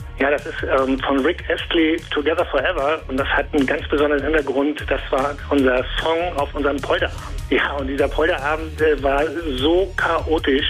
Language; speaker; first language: German; native; German